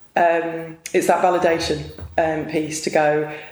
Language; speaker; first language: English; native; English